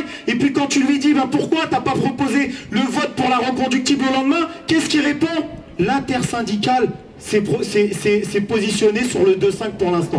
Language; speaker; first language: French; native; French